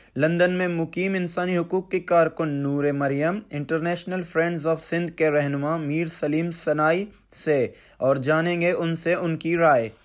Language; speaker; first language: Urdu; non-native, local second language; Baluchi